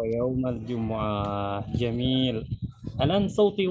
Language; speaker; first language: Arabic; non-native, fluent; Indonesian